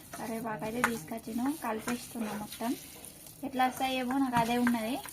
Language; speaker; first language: Telugu; native; Telugu